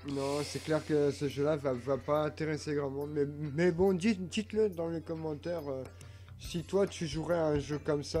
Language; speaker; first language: French; native; French